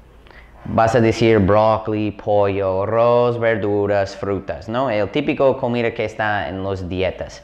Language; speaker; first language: Spanish; non-native, fluent; English